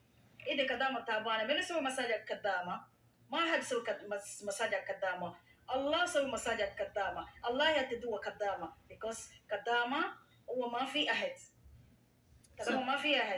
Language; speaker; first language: Arabic; non-native, learner; Amharic